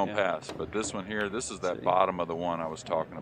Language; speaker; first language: English; native; English